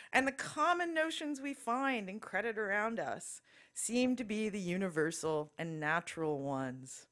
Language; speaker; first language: English; native; English